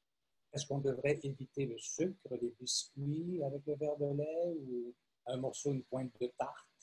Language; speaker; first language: French; native; French